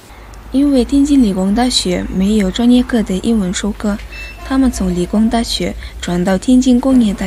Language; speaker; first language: Chinese; non-native, fluent; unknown